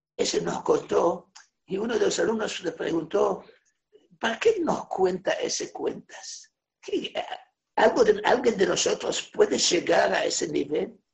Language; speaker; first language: Spanish; non-native, fluent; Hebrew